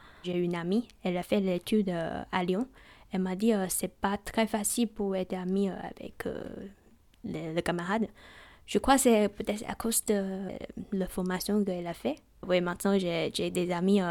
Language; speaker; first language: French; non-native, fluent; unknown